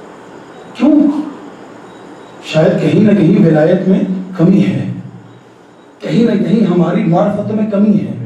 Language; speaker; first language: Urdu; native; Urdu